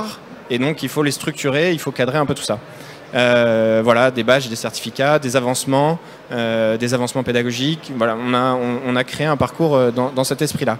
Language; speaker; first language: French; native; French